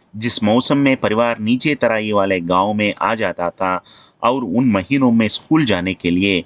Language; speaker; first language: Hindi; non-native, local second language; Telugu